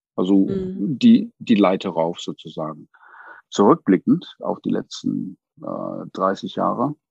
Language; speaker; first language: German; non-native, fluent; English